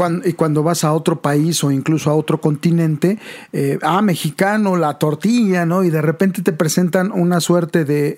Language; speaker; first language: Spanish; native; Spanish